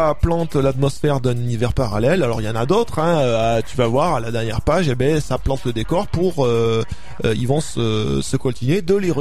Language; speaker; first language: French; native; French